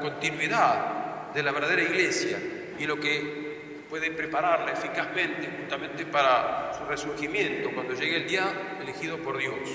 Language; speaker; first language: Spanish; native; Spanish